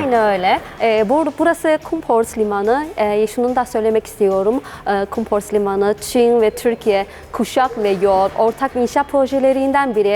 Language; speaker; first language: Turkish; non-native, learner; Chinese